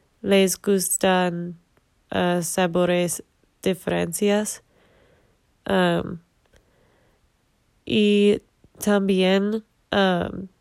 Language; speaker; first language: Spanish; non-native, learner; English